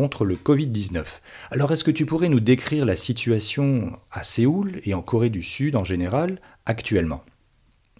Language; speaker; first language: French; native; French